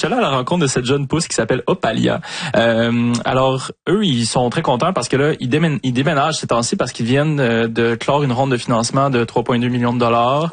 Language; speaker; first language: French; native; French